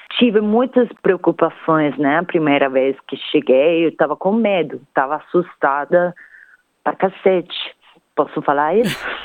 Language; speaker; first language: Portuguese; non-native, fluent; Italian